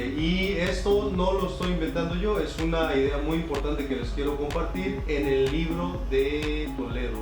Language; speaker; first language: Spanish; native; Spanish